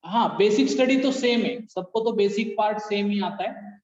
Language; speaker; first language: Hindi; non-native, local second language; Marathi